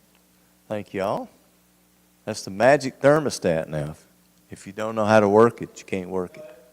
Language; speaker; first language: English; native; English